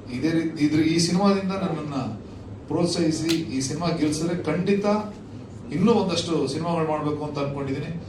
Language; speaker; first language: Kannada; native; Kannada